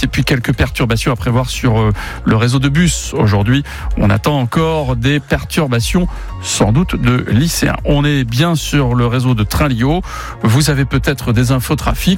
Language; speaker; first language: French; native; French